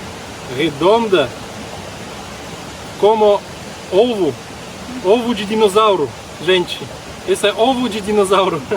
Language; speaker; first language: Portuguese; non-native, learner; Russian